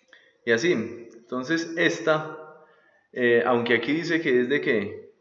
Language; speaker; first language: Spanish; native; Spanish